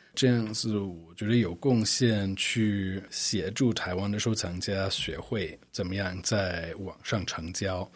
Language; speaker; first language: Chinese; non-native, fluent; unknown